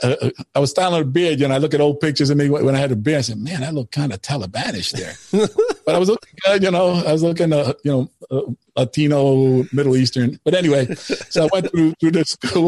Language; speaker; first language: English; early bilingual, other home language; Spanish